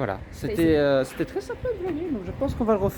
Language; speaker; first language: French; native; French